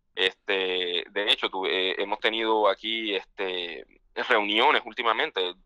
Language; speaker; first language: Spanish; native; Spanish